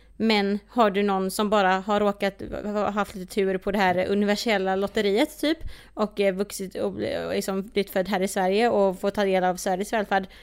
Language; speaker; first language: Swedish; native; Swedish